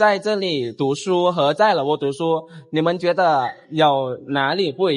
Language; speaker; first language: Chinese; non-native, fluent; Lao